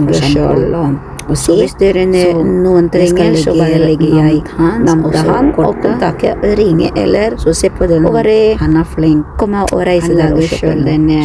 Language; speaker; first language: Norwegian; non-native, learner; Filipino